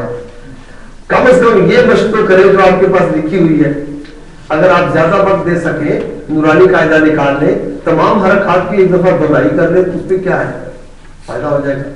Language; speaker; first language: Urdu; non-native, local second language; Punjabi